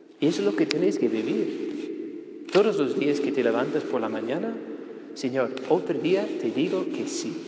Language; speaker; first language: Spanish; non-native, fluent; English